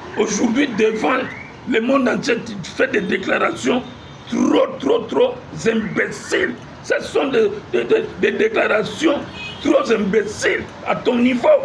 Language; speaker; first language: French; non-native, local second language; Lingala